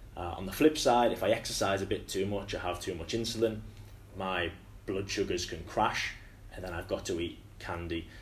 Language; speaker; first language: English; native; English